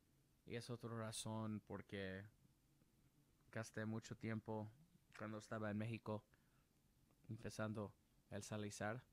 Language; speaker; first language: Spanish; non-native, learner; English